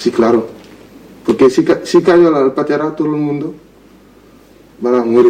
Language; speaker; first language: Spanish; non-native, learner; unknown